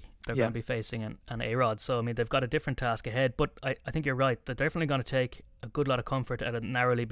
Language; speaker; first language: English; native; English